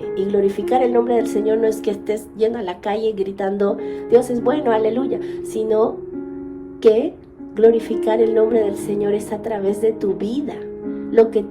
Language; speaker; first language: Spanish; native; Spanish